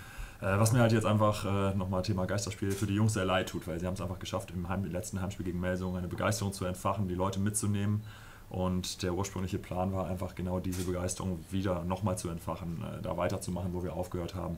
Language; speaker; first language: German; native; German